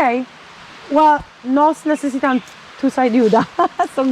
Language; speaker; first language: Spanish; non-native, learner; Polish